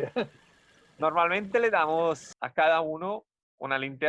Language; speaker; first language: Spanish; non-native, fluent; Romanian